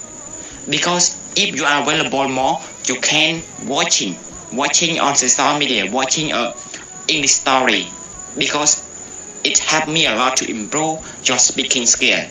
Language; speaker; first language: English; non-native, learner; Khmer